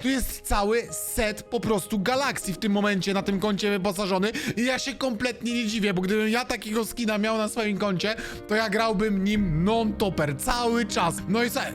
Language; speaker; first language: Polish; native; Polish